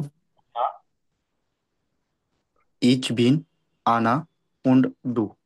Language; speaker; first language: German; non-native, learner; Marathi